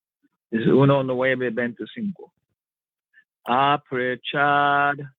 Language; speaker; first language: Spanish; non-native, learner; English